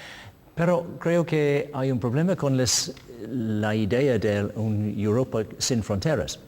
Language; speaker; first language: Spanish; non-native, learner; English